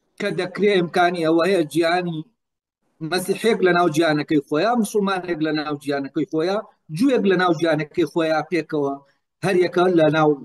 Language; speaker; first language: Central Kurdish; non-native, local second language; Gurani